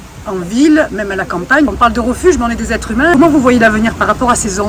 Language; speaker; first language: French; native; French